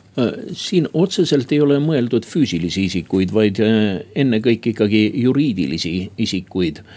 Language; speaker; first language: Estonian; native; Estonian